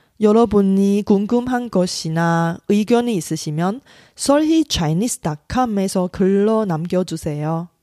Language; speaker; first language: Korean; non-native, fluent; Chinese